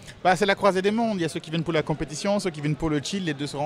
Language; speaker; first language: French; native; French